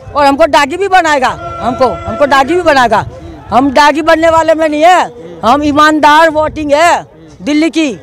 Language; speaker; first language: Hindi; non-native, local second language; Gujarati